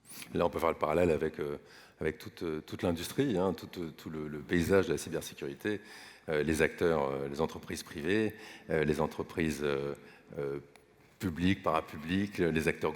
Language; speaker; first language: French; native; French